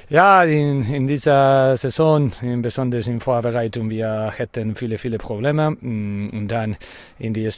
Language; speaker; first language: German; non-native, learner; Spanish